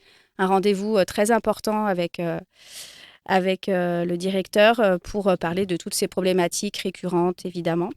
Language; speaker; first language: French; native; French